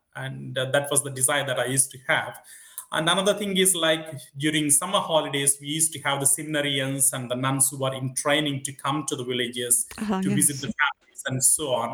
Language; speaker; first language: English; non-native, local second language; Telugu